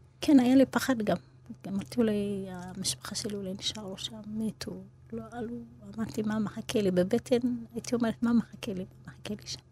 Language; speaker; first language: Hebrew; non-native, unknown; Amharic